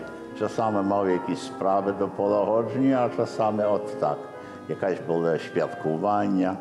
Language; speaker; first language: Ukrainian; early bilingual, heritage; Ukrainian